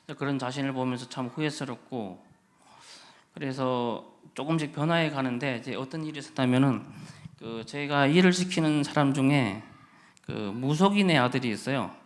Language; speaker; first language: Korean; native; Korean